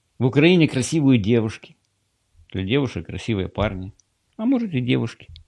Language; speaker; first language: Russian; native; Russian